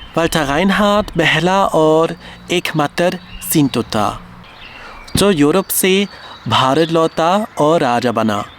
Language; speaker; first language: Hindi; non-native, learner; German